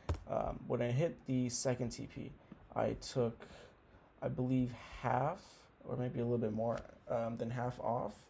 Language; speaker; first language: English; native; English